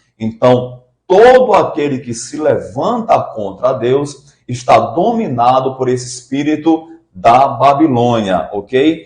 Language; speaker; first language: Portuguese; native; Portuguese